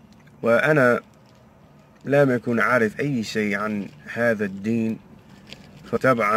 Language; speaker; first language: Arabic; non-native, learner; English